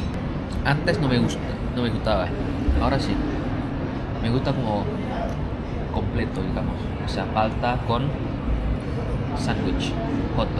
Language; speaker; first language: Spanish; non-native, fluent; Indonesian